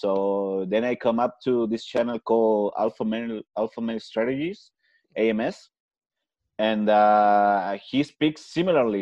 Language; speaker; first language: English; non-native, fluent; Spanish